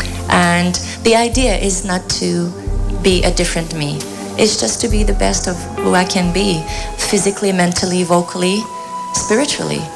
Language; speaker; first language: English; non-native, fluent; French